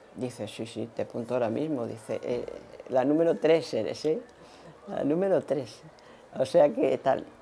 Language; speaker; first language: Spanish; native; Spanish